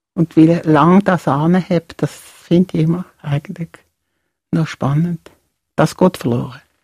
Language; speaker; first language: German; native; German